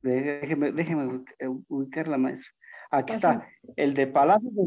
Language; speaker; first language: Spanish; native; Spanish